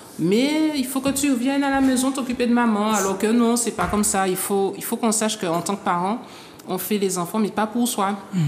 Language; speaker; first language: French; native; French